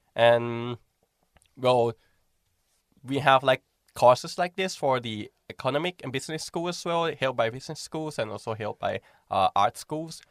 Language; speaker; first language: English; non-native, fluent; Thai